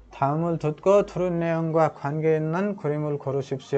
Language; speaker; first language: Korean; non-native, fluent; Nepali